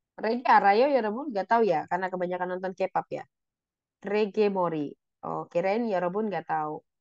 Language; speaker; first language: Indonesian; native; Indonesian